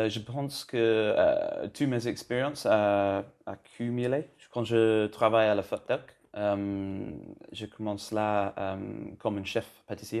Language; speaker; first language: French; non-native, learner; English